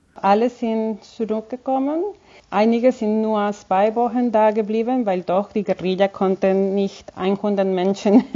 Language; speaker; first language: German; non-native, fluent; Spanish